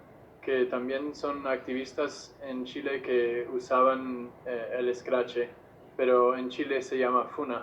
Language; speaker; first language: Spanish; non-native, fluent; English